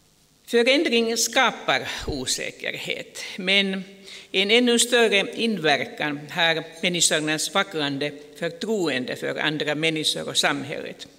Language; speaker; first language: Swedish; non-native, fluent; Finnish